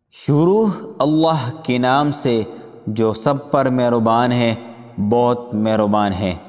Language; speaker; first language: Urdu; non-native, local second language; Pashto